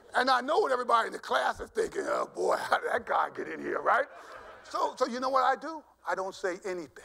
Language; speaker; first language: English; native; English